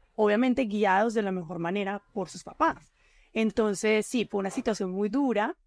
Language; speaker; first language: Spanish; native; Spanish